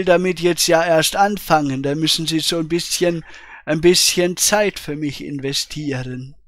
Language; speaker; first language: German; native; German